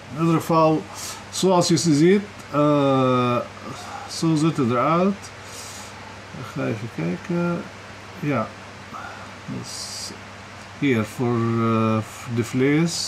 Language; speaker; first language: Dutch; non-native, learner; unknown